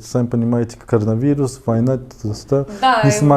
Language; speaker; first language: Russian; non-native, fluent; Tajik